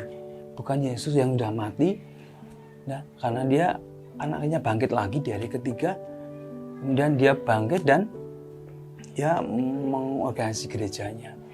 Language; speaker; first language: Indonesian; native; Indonesian